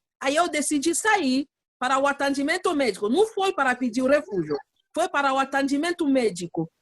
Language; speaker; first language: Portuguese; non-native, learner; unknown